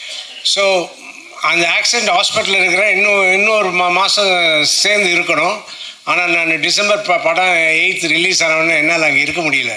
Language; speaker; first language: Tamil; non-native, local second language; Telugu